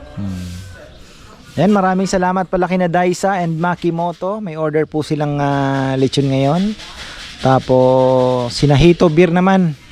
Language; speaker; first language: Filipino; non-native, local second language; Pampanga